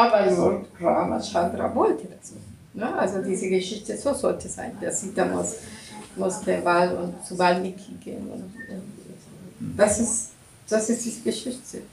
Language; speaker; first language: German; non-native, learner; Russian